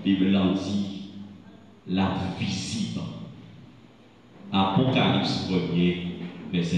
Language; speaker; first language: French; non-native, local second language; Haitian Creole